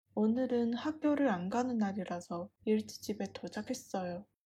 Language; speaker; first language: Korean; non-native, fluent; Chinese